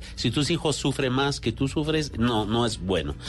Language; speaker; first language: Spanish; non-native, fluent; English